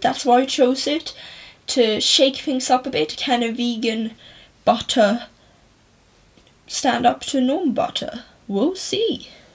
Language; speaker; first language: English; native; English